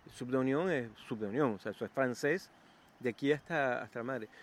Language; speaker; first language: Spanish; native; Spanish